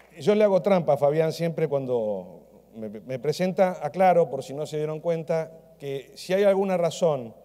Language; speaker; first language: Spanish; native; Spanish